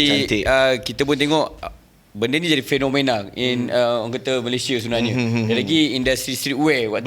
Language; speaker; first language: Malay; native; Malay